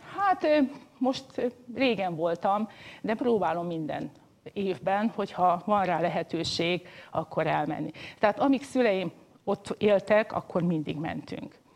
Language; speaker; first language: Hungarian; native; Hungarian